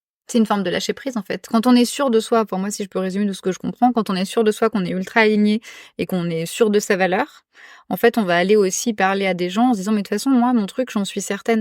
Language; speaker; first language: French; native; French